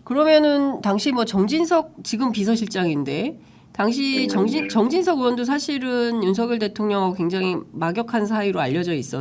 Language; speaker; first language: Korean; native; Korean